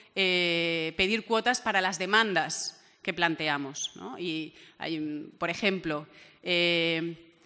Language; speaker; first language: Spanish; native; Spanish